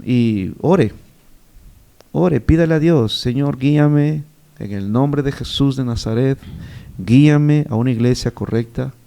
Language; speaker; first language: Spanish; native; Spanish